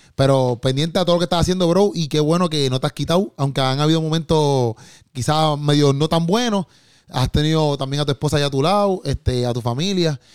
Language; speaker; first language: Spanish; native; Spanish